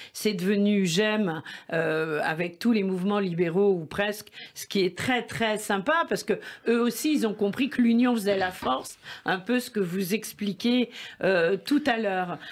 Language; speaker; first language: French; native; French